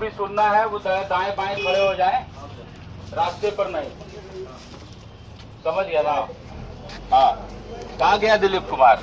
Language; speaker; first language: Hindi; non-native, local second language; Bhojpuri